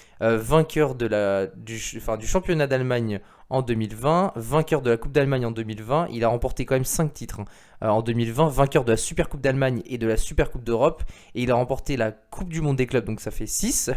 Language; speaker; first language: French; native; French